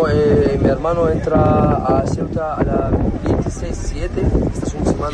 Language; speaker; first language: Spanish; non-native, learner; Arabic